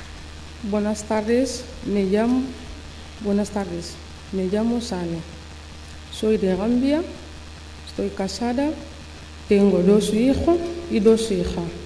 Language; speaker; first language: Spanish; non-native, learner; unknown